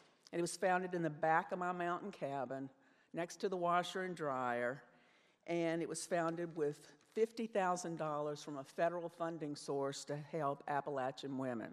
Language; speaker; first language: English; native; English